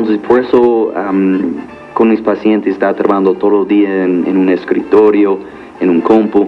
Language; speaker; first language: Spanish; non-native, fluent; English